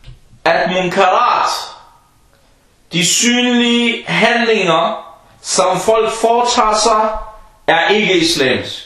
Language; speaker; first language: Danish; early bilingual, other home language; Arabic